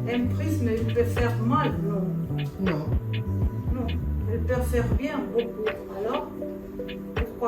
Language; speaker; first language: French; non-native, fluent; Spanish